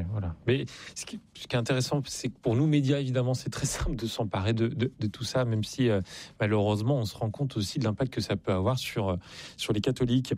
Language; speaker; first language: French; native; French